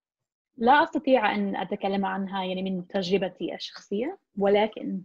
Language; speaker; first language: Arabic; non-native, fluent; English